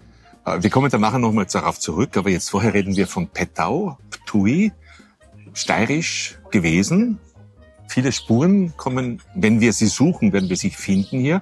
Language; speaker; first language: German; native; German